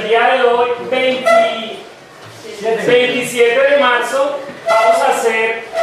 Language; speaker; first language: Spanish; native; Spanish